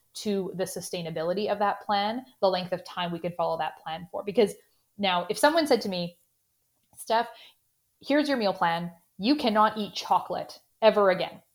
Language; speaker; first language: English; native; English